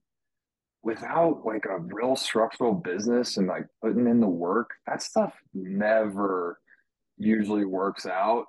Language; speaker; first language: English; native; English